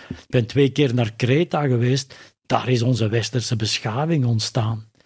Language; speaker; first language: Dutch; native; Dutch